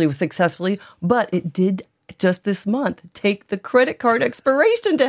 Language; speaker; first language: English; native; English